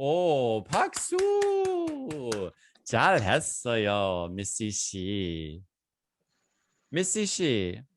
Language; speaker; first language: Korean; non-native, fluent; English